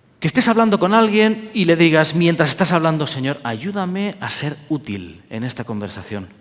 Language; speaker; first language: Spanish; native; Spanish